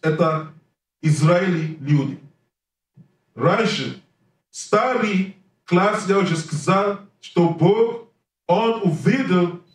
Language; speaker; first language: Russian; non-native, learner; English